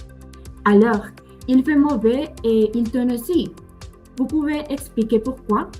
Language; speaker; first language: French; non-native, learner; Spanish